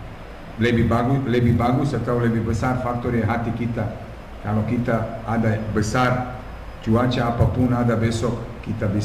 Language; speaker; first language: Indonesian; non-native, fluent; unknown